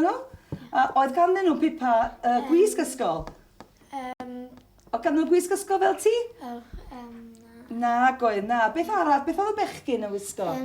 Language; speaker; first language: Welsh; native; Welsh